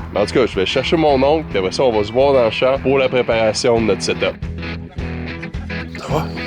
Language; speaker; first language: French; native; French